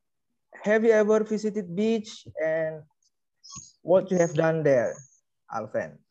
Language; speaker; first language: English; non-native, learner; Indonesian